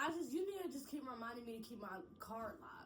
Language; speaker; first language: English; native; English